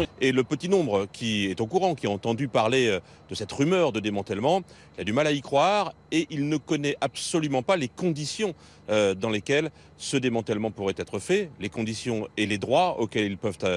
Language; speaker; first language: French; native; French